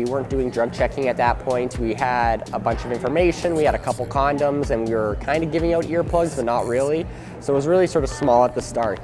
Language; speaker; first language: English; native; English